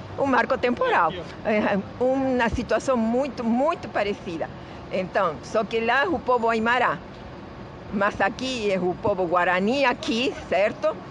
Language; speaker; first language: Portuguese; non-native, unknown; Spanish